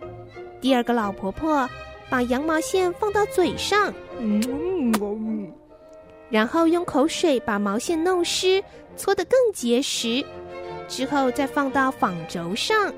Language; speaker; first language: Chinese; native; Chinese